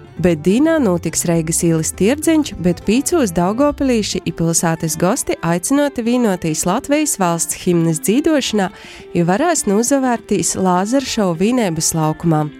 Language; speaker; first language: Latvian; native; Latvian